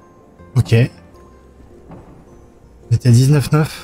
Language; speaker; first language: French; native; French